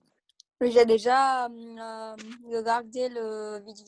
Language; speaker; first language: French; non-native, learner; Vietnamese